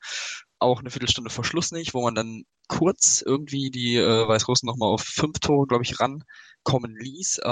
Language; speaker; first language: German; native; German